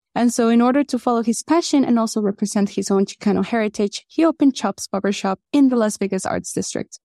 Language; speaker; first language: English; early bilingual, other home language; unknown